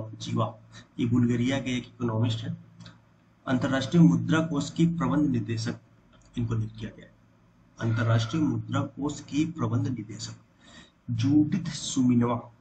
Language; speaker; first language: Hindi; native; Hindi